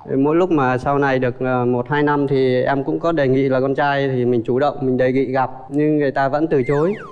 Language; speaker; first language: Vietnamese; native; Vietnamese